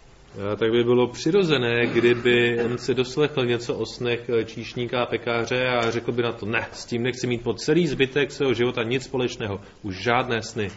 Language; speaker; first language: Czech; native; Czech